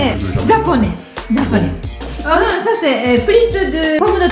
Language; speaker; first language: French; non-native, learner; Japanese